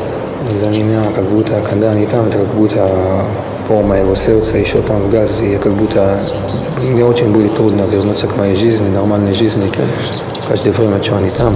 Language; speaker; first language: Russian; early bilingual, heritage; Russian